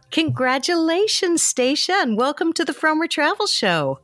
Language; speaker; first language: English; native; English